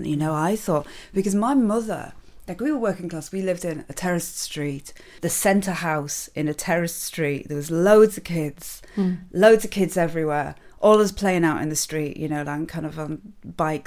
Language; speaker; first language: English; native; English